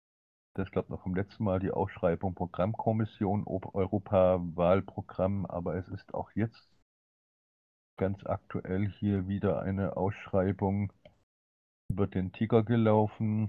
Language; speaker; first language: German; native; German